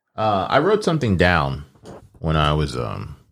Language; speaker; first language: English; early bilingual, other home language; Yoruba